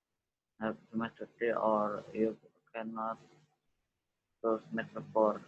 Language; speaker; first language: English; non-native, learner; Indonesian